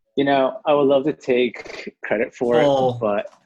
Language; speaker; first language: English; early bilingual, other home language; Chinese